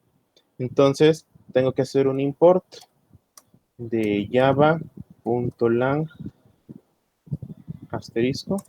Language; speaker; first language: Spanish; native; Spanish